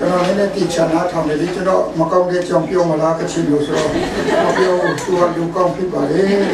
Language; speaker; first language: Burmese; non-native, local second language; Kachin